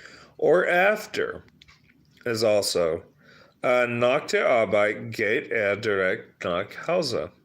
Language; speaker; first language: German; non-native, learner; English